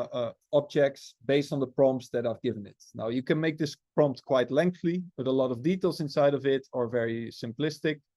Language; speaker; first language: English; non-native, fluent; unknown